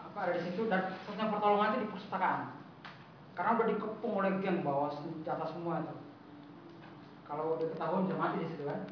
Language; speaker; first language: Indonesian; native; Indonesian